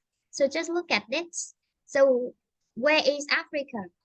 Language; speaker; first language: English; non-native, fluent; Vietnamese